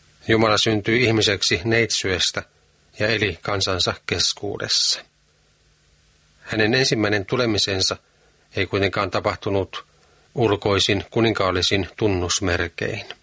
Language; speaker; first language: Finnish; native; Finnish